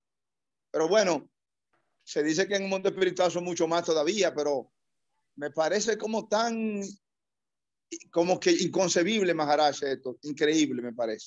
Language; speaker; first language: Spanish; native; Spanish